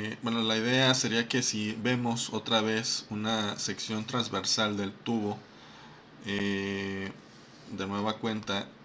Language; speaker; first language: Spanish; native; Spanish